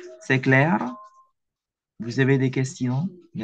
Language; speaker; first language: French; non-native, fluent; Indonesian